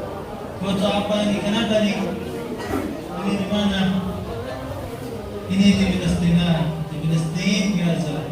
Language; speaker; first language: Indonesian; non-native, learner; Arabic